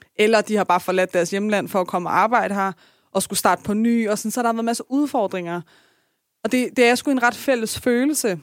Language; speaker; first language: Danish; early bilingual, other home language; Persian